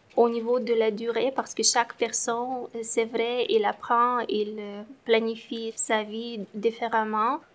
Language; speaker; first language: French; non-native, fluent; Romanian